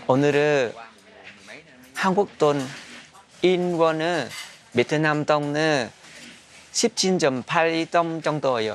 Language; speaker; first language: Korean; non-native, learner; Vietnamese